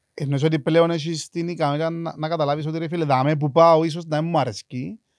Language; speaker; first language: Greek; native; Greek